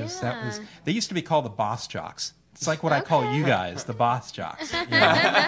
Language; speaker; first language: English; early bilingual, other home language; Italian